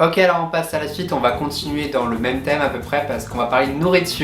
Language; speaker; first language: French; native; French